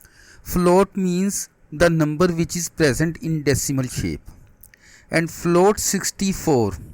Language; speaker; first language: English; non-native, learner; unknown